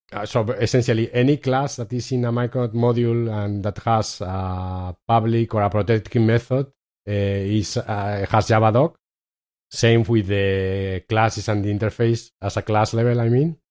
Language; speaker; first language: English; non-native, fluent; Spanish